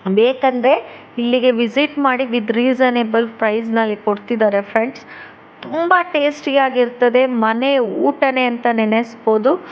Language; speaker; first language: Kannada; non-native, local second language; Tulu